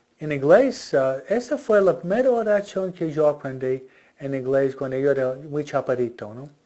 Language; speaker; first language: Spanish; non-native, fluent; English